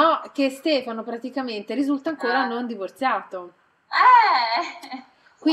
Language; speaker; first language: Italian; native; Italian